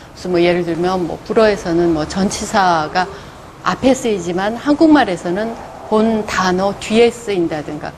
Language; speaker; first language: Korean; native; Korean